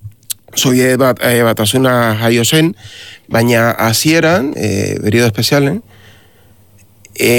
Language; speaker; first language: Basque; non-native, learner; Spanish